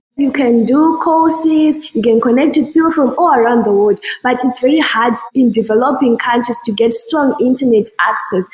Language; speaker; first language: English; non-native, local second language; Shona